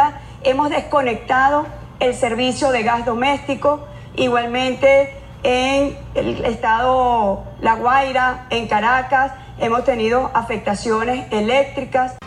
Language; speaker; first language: Spanish; native; Spanish